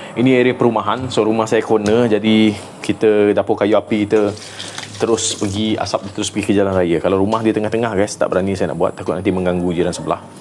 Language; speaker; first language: Malay; non-native, local second language; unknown